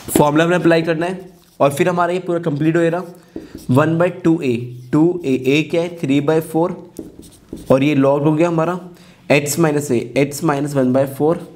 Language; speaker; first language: Hindi; native; Hindi